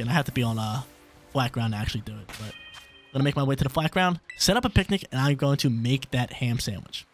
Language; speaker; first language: English; native; English